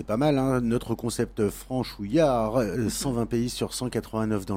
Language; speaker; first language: French; native; French